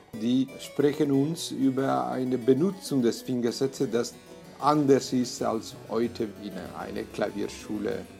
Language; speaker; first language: German; non-native, fluent; Italian